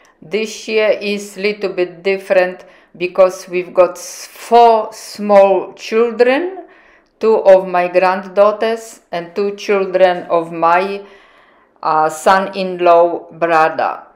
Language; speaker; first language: English; non-native, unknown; Polish